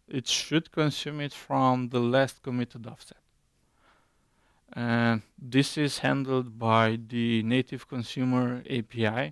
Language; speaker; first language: English; non-native, fluent; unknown